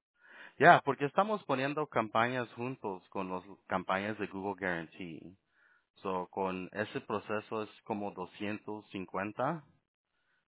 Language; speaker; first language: Spanish; early bilingual, heritage; Spanish